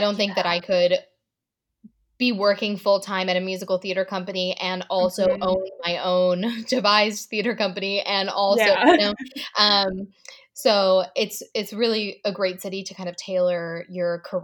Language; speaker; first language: English; native; English